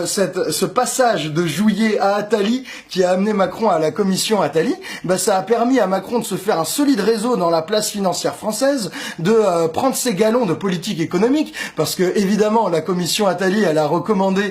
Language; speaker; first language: French; native; French